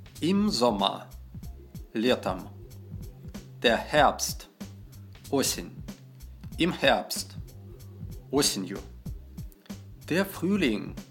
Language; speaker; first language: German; non-native, fluent; Russian